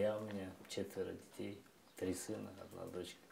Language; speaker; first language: Russian; non-native, local second language; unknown